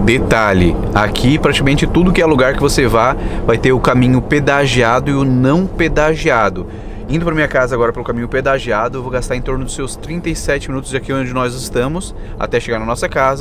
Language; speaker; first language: Portuguese; native; Portuguese